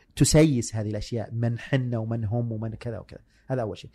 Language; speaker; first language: Arabic; native; Arabic